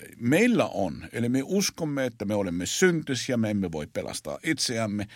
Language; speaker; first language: Finnish; non-native, fluent; Arabic